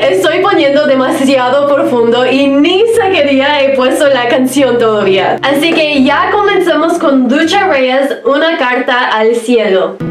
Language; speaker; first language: Spanish; early bilingual, heritage; Spanish